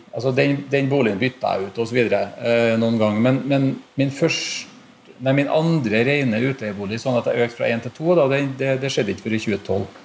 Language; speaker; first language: Norwegian; native; Norwegian